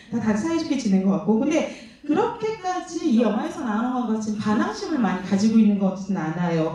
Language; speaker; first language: Korean; native; Korean